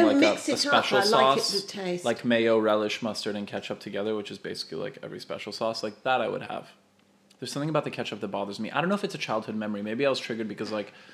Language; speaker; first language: English; non-native, fluent; Polish